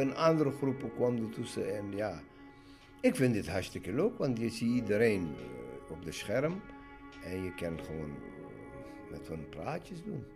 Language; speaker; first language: Dutch; non-native, learner; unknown